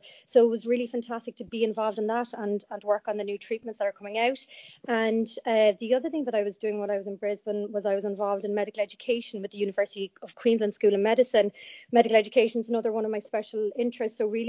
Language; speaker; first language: English; native; English